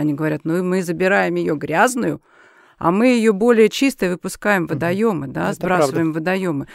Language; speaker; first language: Russian; native; Russian